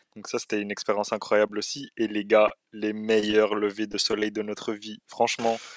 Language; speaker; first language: French; early bilingual, other home language; Arabic